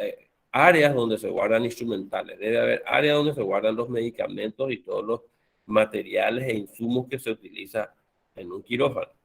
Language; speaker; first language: Spanish; native; Spanish